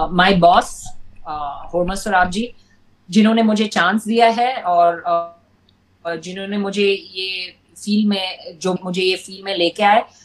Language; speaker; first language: Hindi; non-native, local second language; English